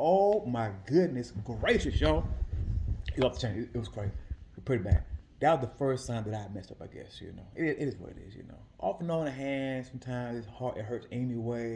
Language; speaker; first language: English; native; English